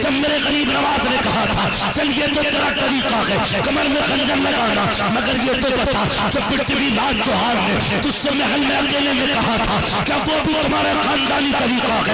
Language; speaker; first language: Hindi; native; Hindi